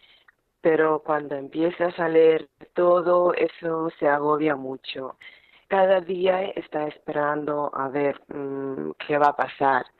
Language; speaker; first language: Spanish; non-native, learner; Ukrainian